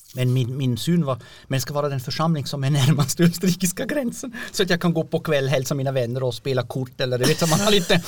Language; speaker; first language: Swedish; non-native, fluent; French